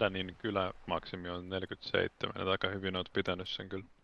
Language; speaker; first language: Finnish; native; Finnish